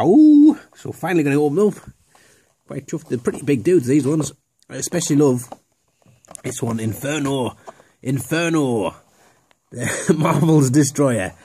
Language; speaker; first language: English; native; English